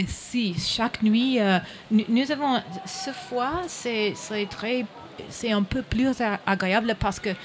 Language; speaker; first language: French; non-native, learner; English